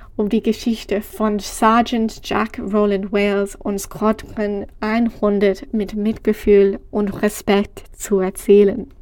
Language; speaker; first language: German; non-native, fluent; English